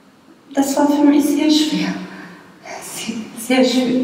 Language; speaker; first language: German; non-native, fluent; Bosnian